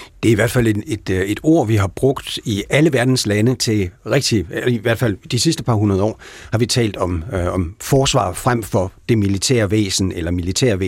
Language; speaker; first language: Danish; native; Danish